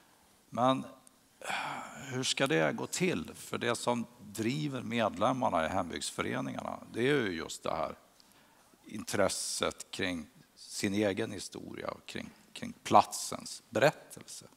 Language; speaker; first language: Swedish; native; Swedish